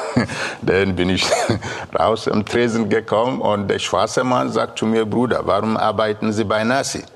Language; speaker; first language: German; non-native, fluent; Igbo